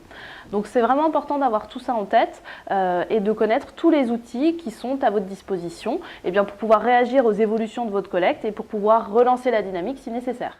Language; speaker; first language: French; native; French